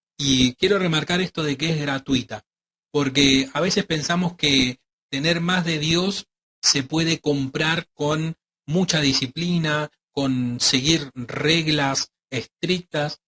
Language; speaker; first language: Spanish; native; Spanish